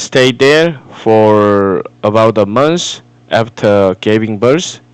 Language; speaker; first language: English; non-native, fluent; Korean